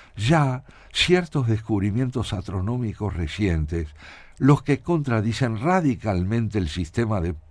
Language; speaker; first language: Spanish; native; Spanish